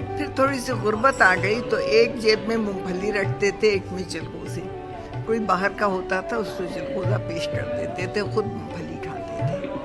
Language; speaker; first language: Urdu; native; Urdu